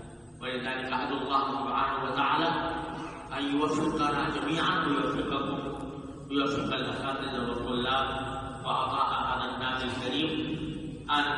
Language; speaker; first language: Arabic; non-native, fluent; Urdu